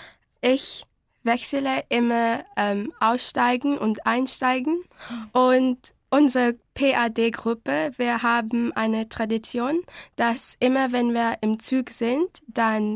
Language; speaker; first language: German; non-native, learner; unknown